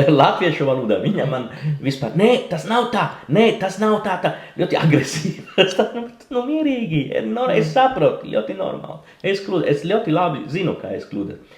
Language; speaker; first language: Latvian; non-native, learner; Italian